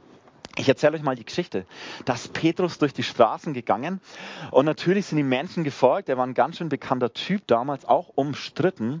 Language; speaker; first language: German; native; German